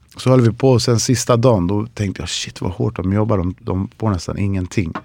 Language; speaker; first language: Swedish; early bilingual, other home language; Spanish